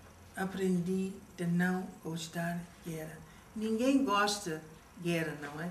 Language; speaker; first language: Portuguese; non-native, fluent; English